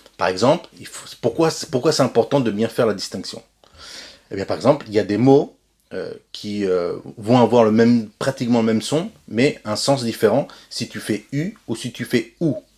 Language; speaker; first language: French; native; French